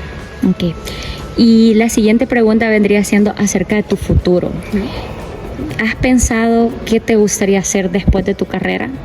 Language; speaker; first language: Spanish; native; Spanish